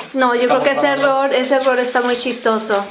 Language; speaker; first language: Spanish; non-native, learner; English